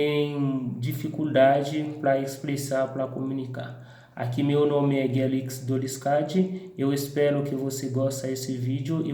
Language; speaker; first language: Portuguese; non-native, fluent; Haitian Creole